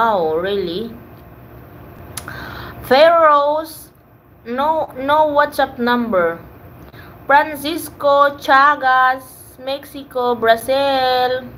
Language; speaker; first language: English; non-native, learner; Waray